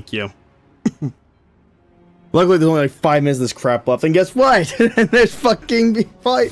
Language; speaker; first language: English; native; English